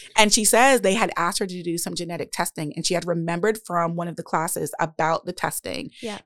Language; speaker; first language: English; native; English